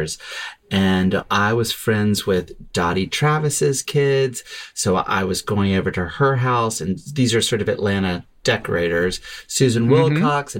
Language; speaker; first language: English; native; English